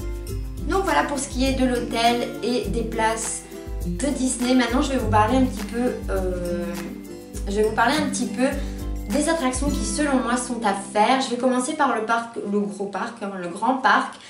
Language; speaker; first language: French; native; French